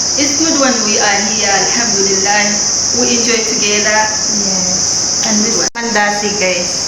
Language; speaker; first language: English; non-native, learner; Cebuano